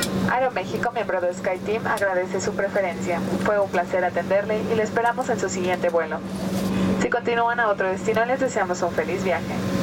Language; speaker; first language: Spanish; native; Spanish